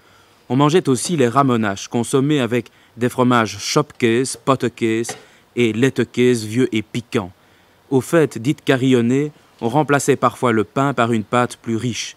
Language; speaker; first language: French; native; French